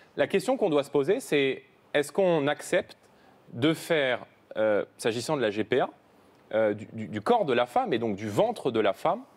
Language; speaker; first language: French; native; French